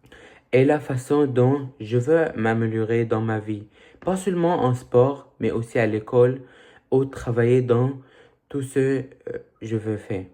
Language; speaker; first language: French; early bilingual, other home language; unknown